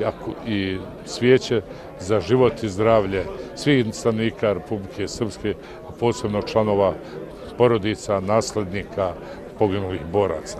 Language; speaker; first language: Serbian; native; Serbian